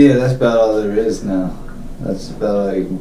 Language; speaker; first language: English; native; English